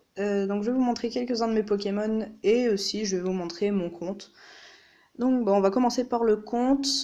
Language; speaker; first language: French; native; French